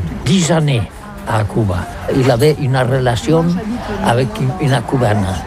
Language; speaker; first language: French; non-native, learner; Catalan